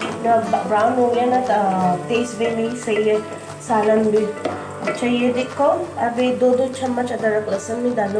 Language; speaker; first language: Hindi; non-native, learner; Filipino